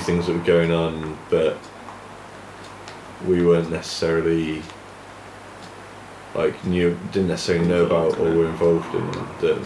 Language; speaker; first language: English; native; English